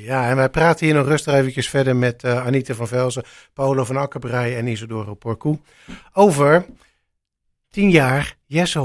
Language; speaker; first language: Dutch; native; Dutch